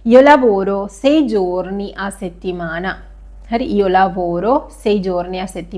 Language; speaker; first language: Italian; non-native, fluent; Sinhala